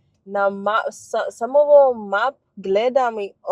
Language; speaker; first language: Macedonian; non-native, learner; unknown